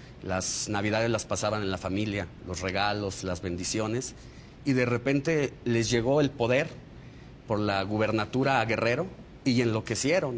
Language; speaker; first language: Spanish; native; Spanish